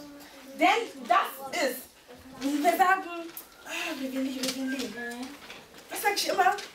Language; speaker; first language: German; early bilingual, heritage; Lingala